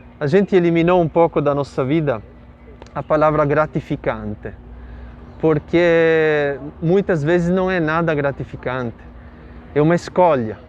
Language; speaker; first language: Portuguese; non-native, fluent; Italian